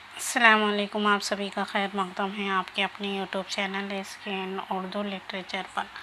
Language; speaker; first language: Urdu; native; Urdu